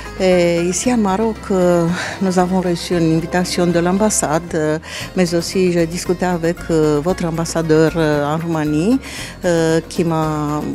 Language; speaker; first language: French; non-native, fluent; Romanian